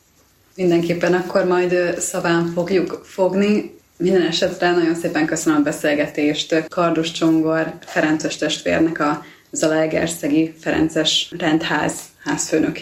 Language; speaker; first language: Hungarian; native; Hungarian